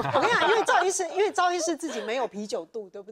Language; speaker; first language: Chinese; native; Chinese